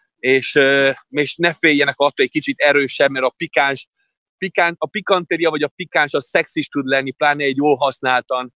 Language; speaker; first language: Hungarian; non-native, fluent; Italian